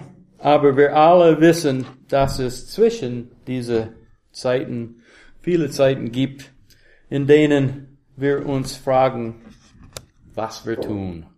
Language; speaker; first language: German; non-native, learner; English